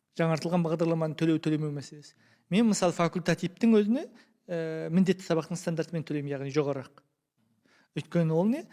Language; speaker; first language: Kazakh; native; Kazakh